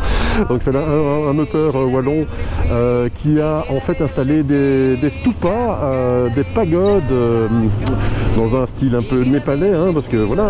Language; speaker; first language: French; native; French